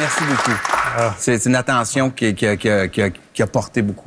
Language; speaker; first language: French; native; French